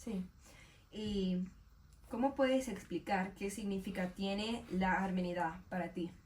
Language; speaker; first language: Spanish; non-native, learner; English